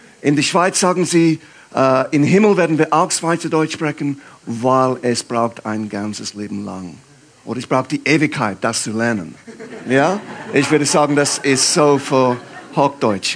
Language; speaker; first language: German; non-native, fluent; English